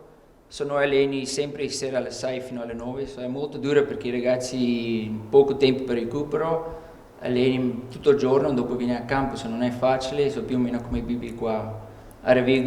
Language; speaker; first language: Italian; non-native, learner; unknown